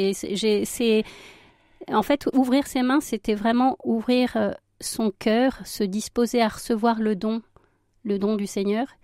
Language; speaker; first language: French; early bilingual, other home language; Spanish